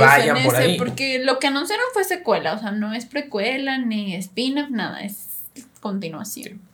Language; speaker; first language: Spanish; native; Spanish